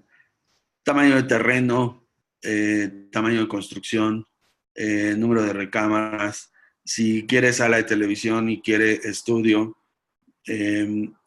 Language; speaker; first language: Spanish; native; Spanish